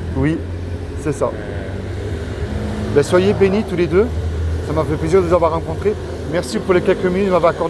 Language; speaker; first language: French; native; French